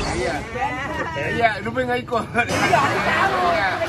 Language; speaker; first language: Indonesian; non-native, learner; Japanese